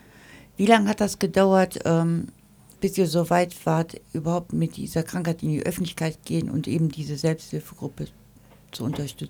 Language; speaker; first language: German; native; German